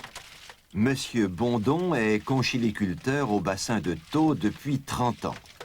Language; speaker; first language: French; native; French